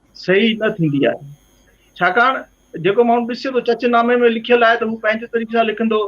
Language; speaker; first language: Sindhi; early bilingual, heritage; Sindhi